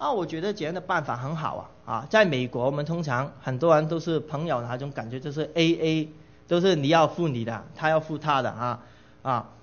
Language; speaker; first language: Chinese; non-native, local second language; Cantonese